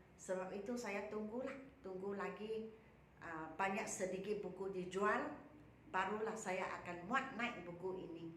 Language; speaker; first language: Malay; non-native, local second language; Chinese